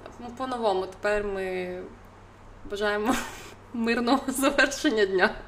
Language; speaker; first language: Ukrainian; non-native, local second language; Russian